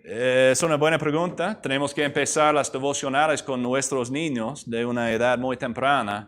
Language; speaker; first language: Spanish; non-native, fluent; English